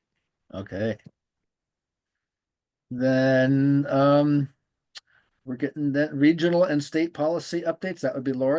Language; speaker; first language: English; native; English